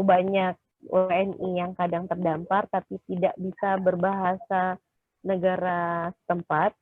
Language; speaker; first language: Indonesian; native; Indonesian